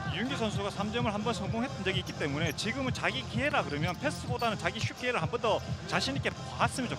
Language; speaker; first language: Korean; native; Korean